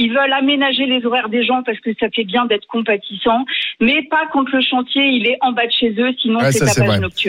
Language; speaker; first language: French; native; French